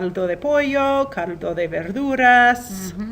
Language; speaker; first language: Spanish; non-native, fluent; English